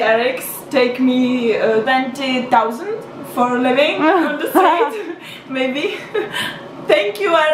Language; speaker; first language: English; non-native, learner; Czech